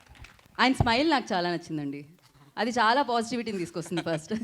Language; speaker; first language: Telugu; native; Telugu